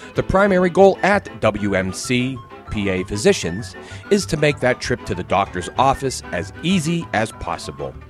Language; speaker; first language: English; native; English